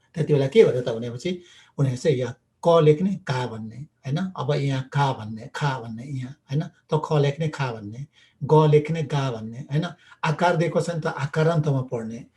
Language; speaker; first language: Nepali; non-native, local second language; Limbu